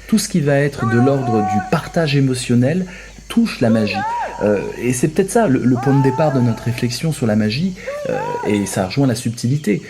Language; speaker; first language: French; native; French